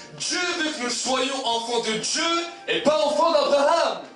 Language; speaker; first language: French; native; French